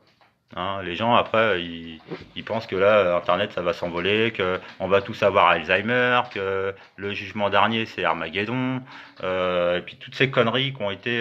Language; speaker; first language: French; native; French